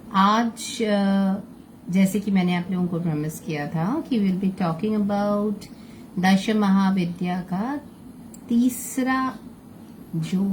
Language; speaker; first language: Hindi; non-native, local second language; Bangla